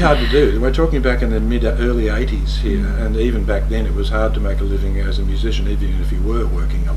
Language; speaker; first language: English; native; English